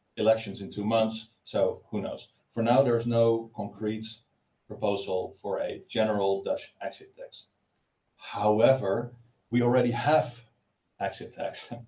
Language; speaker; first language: English; non-native, fluent; Dutch